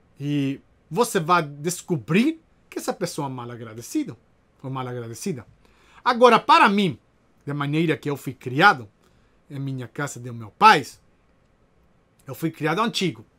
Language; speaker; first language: Portuguese; non-native, learner; Spanish